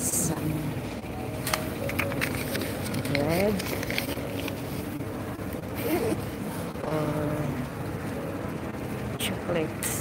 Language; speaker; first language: English; non-native, local second language; Filipino